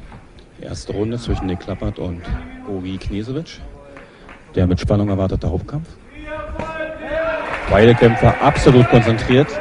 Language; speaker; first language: German; native; German